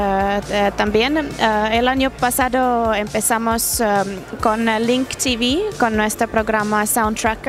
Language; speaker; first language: Spanish; non-native, fluent; Finnish